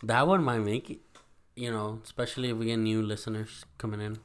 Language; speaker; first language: English; early bilingual, other home language; Spanish